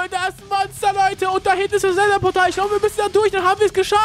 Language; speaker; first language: German; native; German